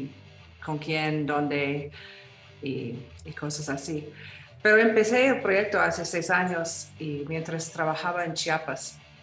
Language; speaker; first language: Spanish; non-native, fluent; English